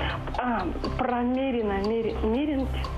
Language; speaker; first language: Russian; native; Russian